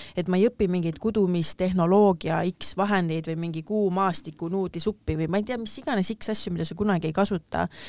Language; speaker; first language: Estonian; native; Estonian